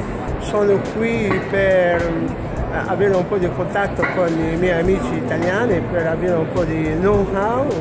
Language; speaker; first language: Italian; non-native, fluent; Arabic